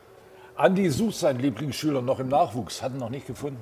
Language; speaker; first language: German; native; German